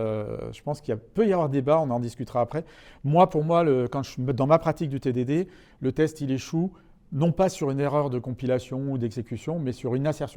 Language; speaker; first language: French; native; French